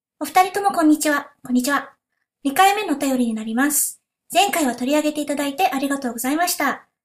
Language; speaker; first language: Japanese; native; Japanese